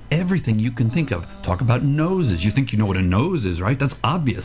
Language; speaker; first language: English; native; English